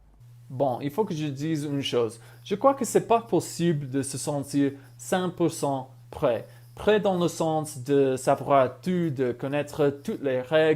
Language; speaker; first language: French; non-native, fluent; English